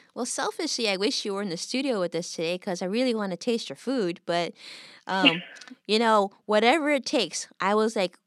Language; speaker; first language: English; native; English